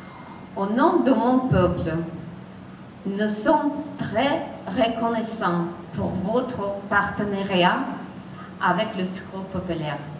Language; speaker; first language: French; non-native, fluent; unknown